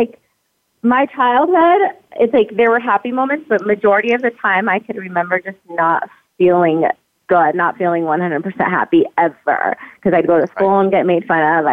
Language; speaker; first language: English; native; English